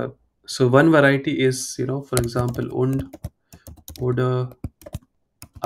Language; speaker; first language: German; non-native, fluent; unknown